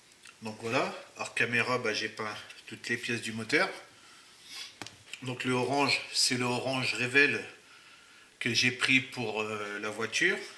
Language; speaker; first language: French; native; French